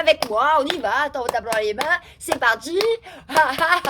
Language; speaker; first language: French; native; French